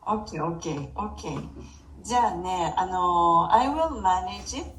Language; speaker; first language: English; non-native, fluent; Japanese